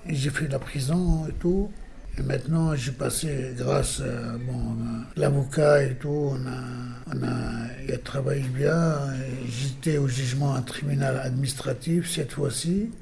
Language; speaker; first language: French; non-native, learner; Arabic